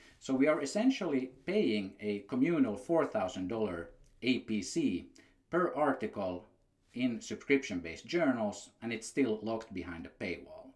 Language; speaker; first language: English; non-native, fluent; Finnish